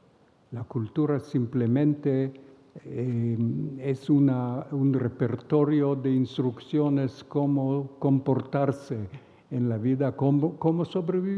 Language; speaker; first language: Spanish; non-native, fluent; Hebrew